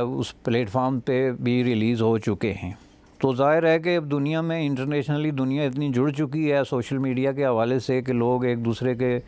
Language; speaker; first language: Urdu; non-native, local second language; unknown